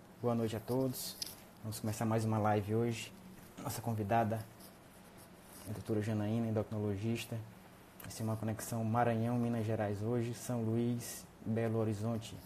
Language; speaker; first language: Portuguese; native; Portuguese